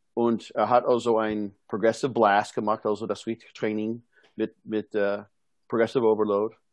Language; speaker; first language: German; non-native, fluent; English